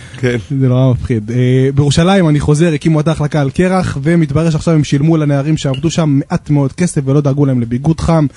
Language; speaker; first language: Hebrew; native; Hebrew